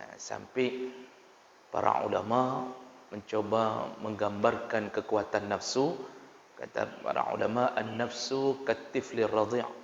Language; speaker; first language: Malay; non-native, local second language; Achinese